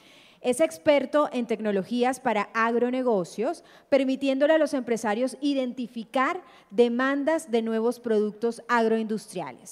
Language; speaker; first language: Spanish; native; Spanish